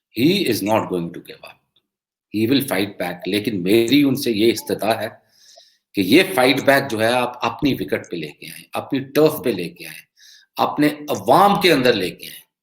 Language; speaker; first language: Urdu; non-native, local second language; Punjabi